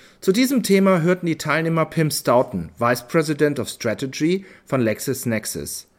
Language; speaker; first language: German; native; German